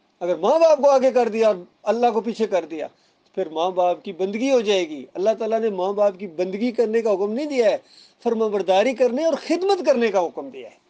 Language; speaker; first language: Urdu; non-native, local second language; Punjabi